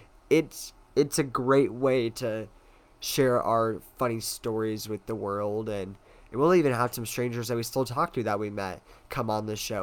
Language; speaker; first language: English; native; English